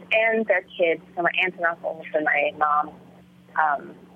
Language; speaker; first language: English; early bilingual, other home language; Vietnamese